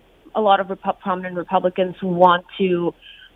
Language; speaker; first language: English; non-native, fluent; Russian